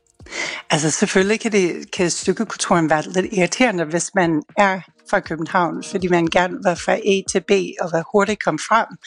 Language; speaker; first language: Danish; non-native, fluent; English